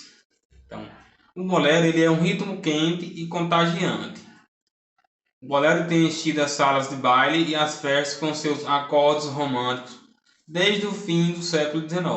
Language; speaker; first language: Portuguese; native; Portuguese